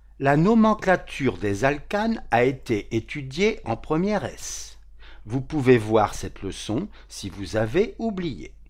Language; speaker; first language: French; native; French